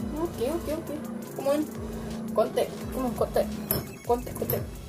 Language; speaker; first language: English; non-native, local second language; Malay